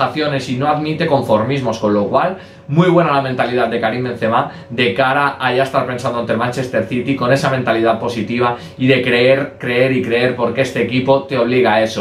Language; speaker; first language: Spanish; native; Spanish